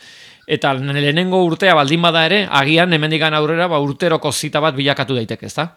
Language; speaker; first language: Basque; native; Basque